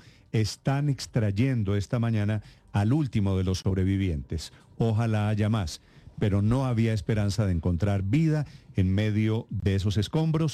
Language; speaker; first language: Spanish; native; Spanish